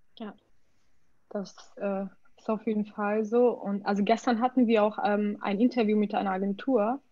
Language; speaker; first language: German; non-native, fluent; Portuguese